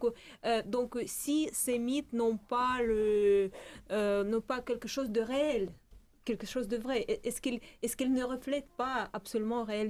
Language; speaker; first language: French; non-native, fluent; Russian